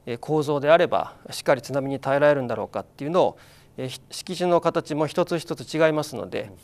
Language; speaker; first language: Japanese; native; Japanese